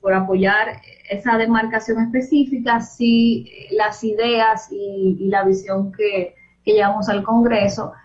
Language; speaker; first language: Spanish; native; Spanish